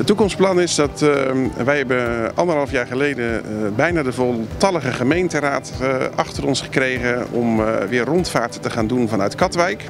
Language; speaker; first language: Dutch; native; Dutch